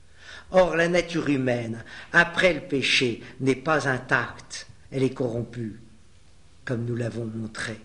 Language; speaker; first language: French; native; French